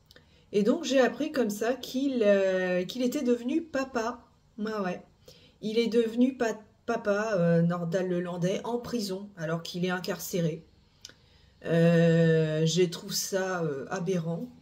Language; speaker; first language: French; native; French